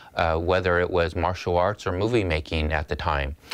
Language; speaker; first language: English; native; English